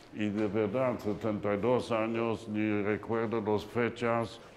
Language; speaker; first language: Spanish; non-native, fluent; Polish